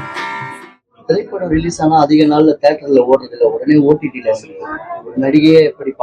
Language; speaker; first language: Tamil; native; Tamil